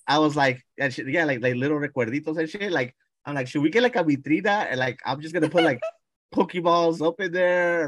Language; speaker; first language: English; early bilingual, other home language; Spanish